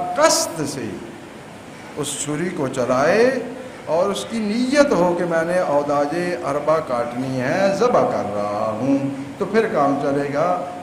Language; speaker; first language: Urdu; non-native, local second language; Punjabi